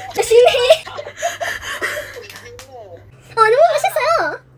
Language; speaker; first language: Korean; non-native, learner; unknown